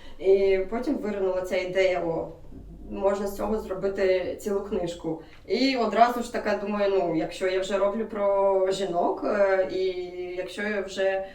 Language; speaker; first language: Ukrainian; non-native, local second language; Russian